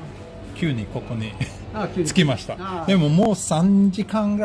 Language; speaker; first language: Japanese; non-native, fluent; Swedish